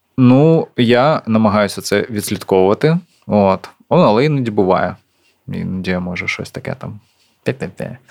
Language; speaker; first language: Ukrainian; non-native, local second language; Russian